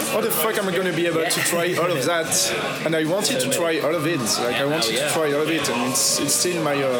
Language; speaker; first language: English; non-native, fluent; French